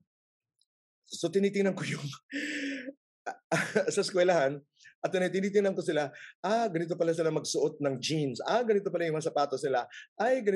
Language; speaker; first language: English; non-native, local second language; Waray